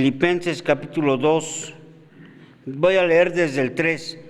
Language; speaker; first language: Spanish; native; Spanish